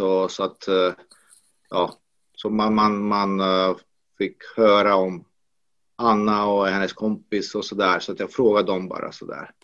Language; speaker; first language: Swedish; non-native, fluent; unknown